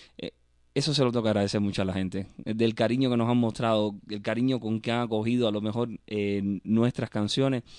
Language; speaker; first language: Spanish; native; Spanish